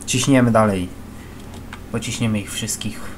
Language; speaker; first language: Polish; native; Polish